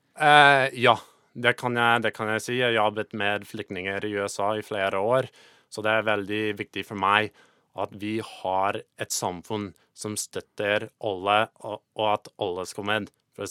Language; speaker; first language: Norwegian; non-native, fluent; English